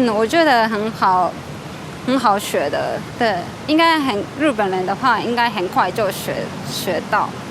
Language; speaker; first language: Chinese; non-native, fluent; Japanese